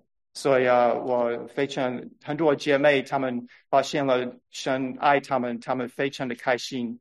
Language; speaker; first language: Chinese; non-native, fluent; English